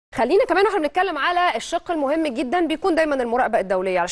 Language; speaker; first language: Arabic; native; Arabic